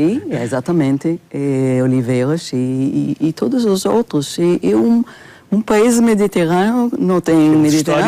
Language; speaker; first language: Portuguese; non-native, fluent; Hebrew